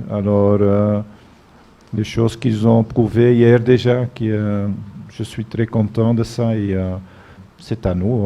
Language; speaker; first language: French; non-native, fluent; Dutch